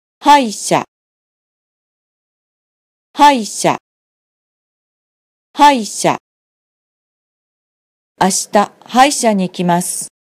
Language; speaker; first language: Japanese; non-native, fluent; Vietnamese